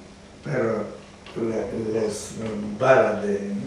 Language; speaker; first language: Spanish; non-native, learner; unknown